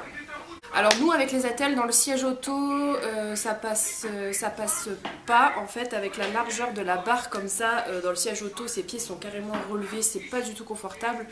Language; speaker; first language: French; native; French